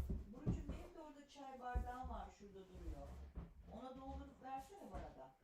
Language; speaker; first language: Turkish; native; Turkish